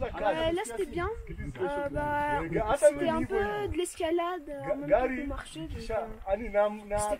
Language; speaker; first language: French; native; French